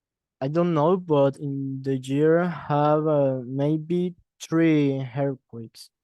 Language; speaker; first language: English; non-native, learner; Spanish